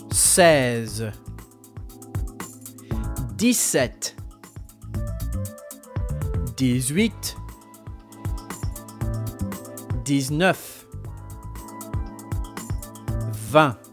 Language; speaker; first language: French; non-native, fluent; English